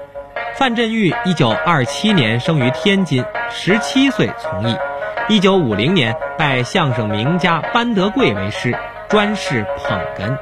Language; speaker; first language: Chinese; native; Chinese